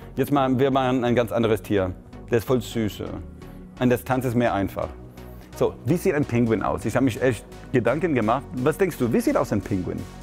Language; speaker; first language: German; non-native, fluent; French